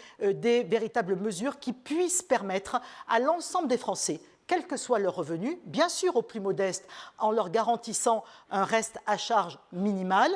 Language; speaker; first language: French; native; French